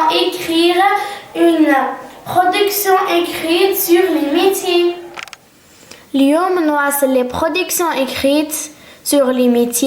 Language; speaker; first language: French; non-native, local second language; Arabic